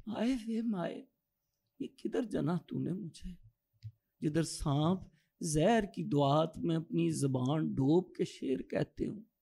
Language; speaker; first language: Urdu; native; Urdu